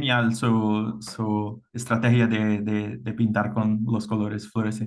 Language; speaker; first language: Spanish; non-native, fluent; Portuguese